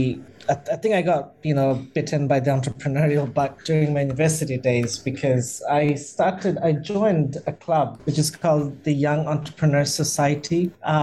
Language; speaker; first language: English; non-native, local second language; Bangla